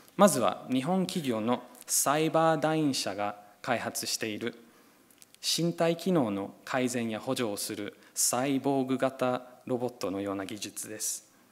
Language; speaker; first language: Japanese; non-native, fluent; English